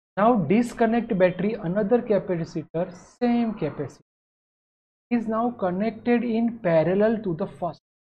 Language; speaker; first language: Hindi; non-native, local second language; Gujarati